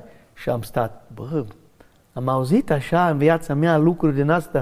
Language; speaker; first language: Romanian; non-native, learner; English